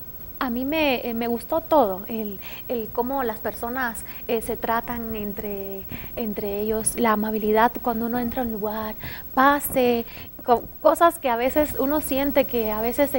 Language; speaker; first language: Spanish; native; Spanish